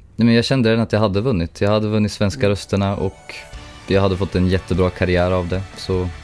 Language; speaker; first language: Swedish; native; Swedish